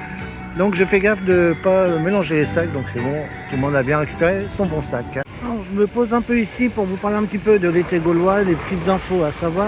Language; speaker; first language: French; native; French